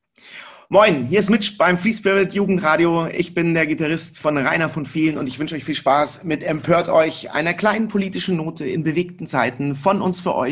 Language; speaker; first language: German; native; German